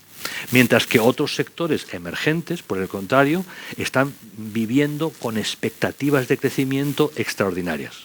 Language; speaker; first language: Spanish; native; Spanish